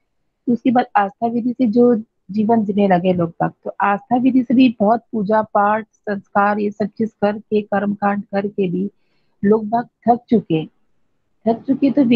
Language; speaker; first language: Hindi; native; Hindi